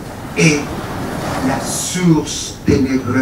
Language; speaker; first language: French; non-native, fluent; Spanish